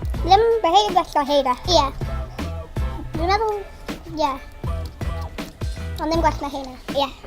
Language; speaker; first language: Welsh; non-native, local second language; English